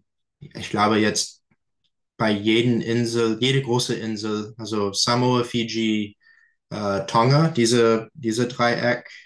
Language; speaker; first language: German; non-native, fluent; English